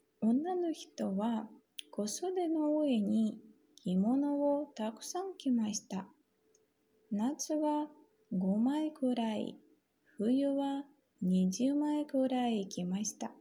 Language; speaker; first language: Japanese; non-native, fluent; Russian